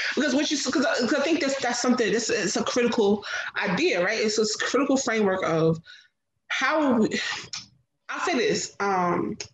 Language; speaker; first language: English; native; English